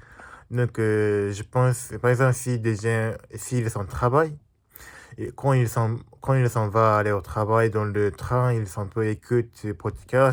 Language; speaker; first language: French; non-native, learner; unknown